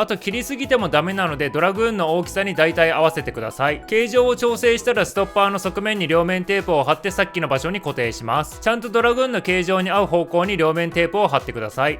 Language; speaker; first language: Japanese; native; Japanese